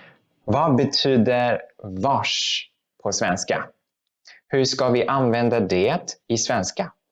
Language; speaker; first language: Swedish; non-native, fluent; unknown